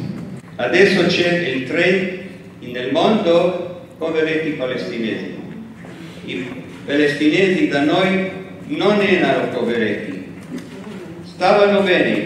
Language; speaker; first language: Italian; non-native, fluent; Spanish